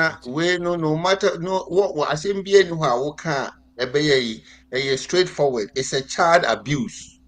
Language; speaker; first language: English; non-native, local second language; Akan